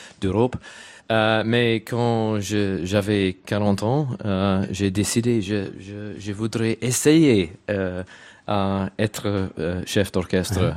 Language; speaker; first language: French; non-native, learner; English